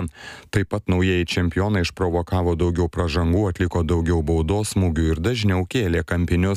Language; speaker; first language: Lithuanian; native; Lithuanian